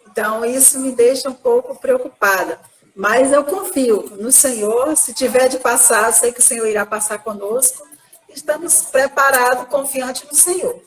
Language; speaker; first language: Portuguese; native; Portuguese